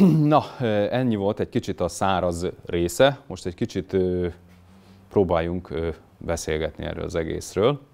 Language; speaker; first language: Hungarian; native; Hungarian